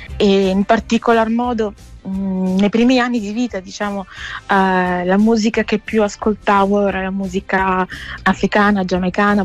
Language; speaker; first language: Italian; native; Italian